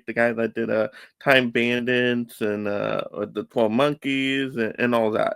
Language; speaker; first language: English; native; English